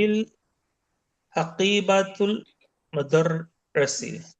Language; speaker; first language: Arabic; non-native, learner; English